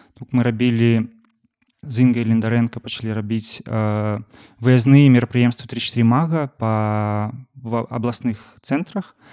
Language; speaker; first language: Belarusian; non-native, local second language; Russian